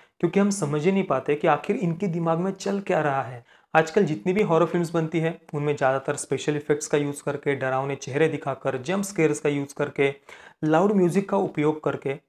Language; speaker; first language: Hindi; non-native, local second language; Marathi